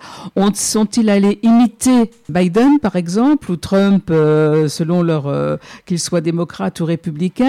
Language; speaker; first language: French; native; French